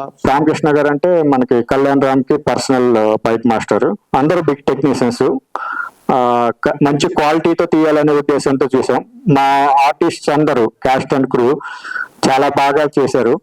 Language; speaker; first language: Telugu; native; Telugu